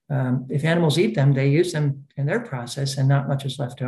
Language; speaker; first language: English; native; English